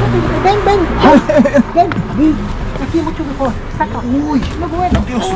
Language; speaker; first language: Spanish; non-native, learner; Filipino